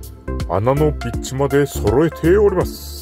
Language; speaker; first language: Japanese; native; Japanese